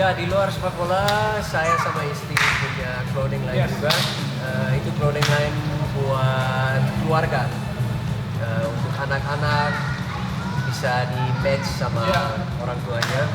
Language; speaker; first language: Indonesian; non-native, fluent; Dutch